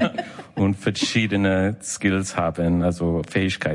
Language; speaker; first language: German; non-native, learner; English